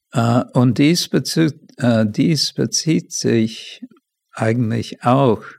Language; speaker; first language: German; non-native, fluent; English